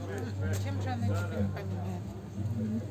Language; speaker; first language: Russian; native; Russian